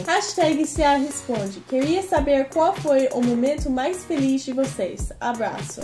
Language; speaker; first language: Portuguese; non-native, fluent; English